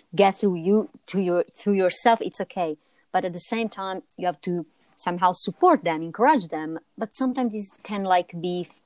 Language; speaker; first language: English; non-native, fluent; Italian